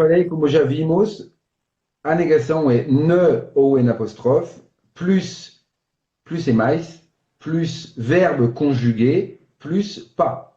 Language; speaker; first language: Portuguese; non-native, fluent; French